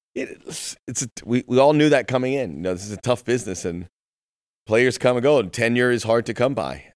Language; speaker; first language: English; early bilingual, other home language; Spanish